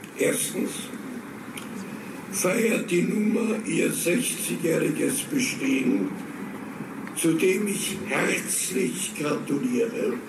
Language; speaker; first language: German; native; German